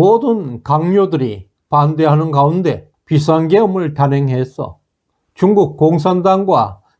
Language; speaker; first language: Korean; native; Korean